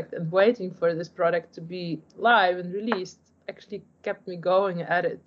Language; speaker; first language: English; non-native, fluent; Polish